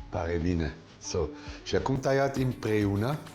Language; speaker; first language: Romanian; non-native, learner; Swiss German